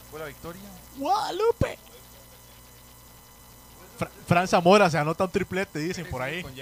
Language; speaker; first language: Spanish; native; Spanish